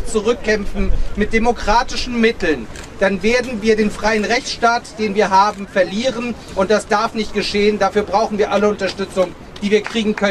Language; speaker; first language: German; native; German